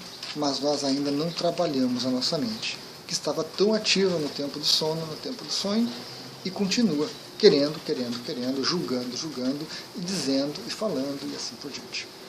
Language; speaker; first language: Portuguese; native; Portuguese